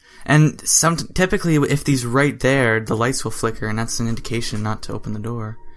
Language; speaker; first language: English; early bilingual, other home language; French